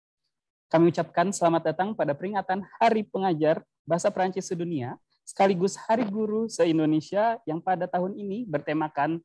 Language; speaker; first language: Indonesian; native; Indonesian